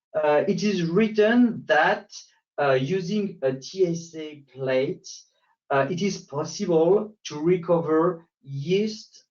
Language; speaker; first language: English; non-native, fluent; French